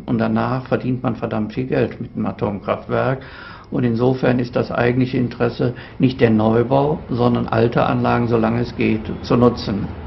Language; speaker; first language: German; native; German